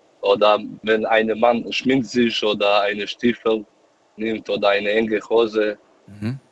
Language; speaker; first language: German; non-native, learner; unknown